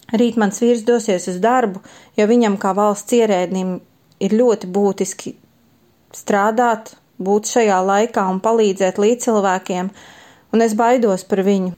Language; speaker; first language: Latvian; native; Latvian